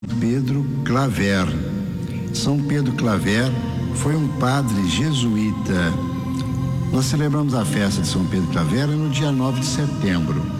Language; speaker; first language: Portuguese; native; Portuguese